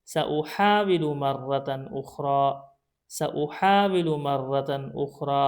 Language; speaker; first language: Arabic; non-native, fluent; Urdu